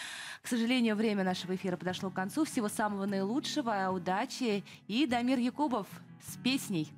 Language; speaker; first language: Russian; native; Russian